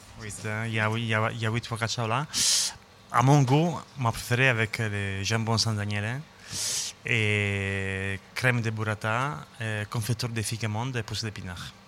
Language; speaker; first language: French; non-native, learner; Italian